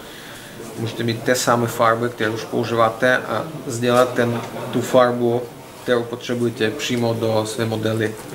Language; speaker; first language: Czech; non-native, learner; Russian